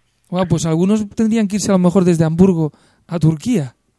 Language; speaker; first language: Spanish; native; Spanish